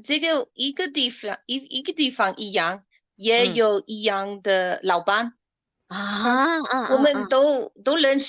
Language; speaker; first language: Chinese; non-native, learner; English